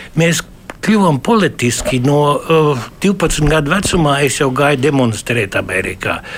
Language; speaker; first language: Latvian; early bilingual, heritage; Latvian